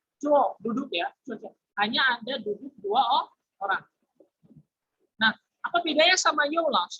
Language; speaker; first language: Indonesian; native; Indonesian